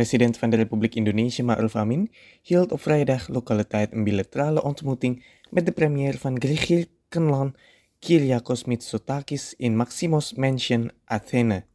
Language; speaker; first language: Dutch; non-native, fluent; Indonesian